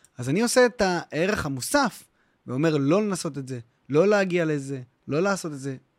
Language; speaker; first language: Hebrew; native; Hebrew